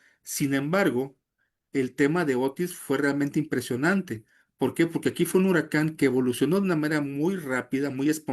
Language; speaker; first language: Spanish; native; Spanish